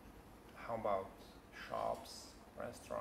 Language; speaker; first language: English; non-native, fluent; Vietnamese